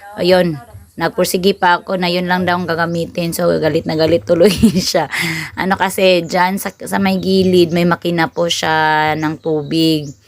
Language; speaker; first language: Filipino; non-native, local second language; Cebuano